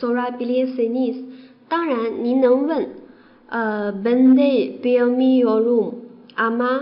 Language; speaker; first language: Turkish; non-native, fluent; Chinese